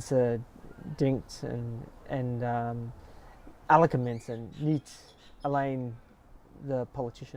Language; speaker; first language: Dutch; early bilingual, heritage; English